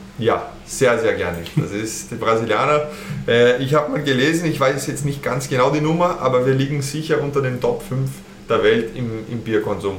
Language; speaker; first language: German; early bilingual, heritage; German